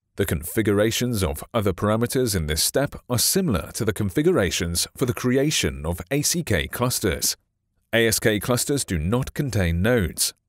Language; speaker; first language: English; non-native, fluent; Chinese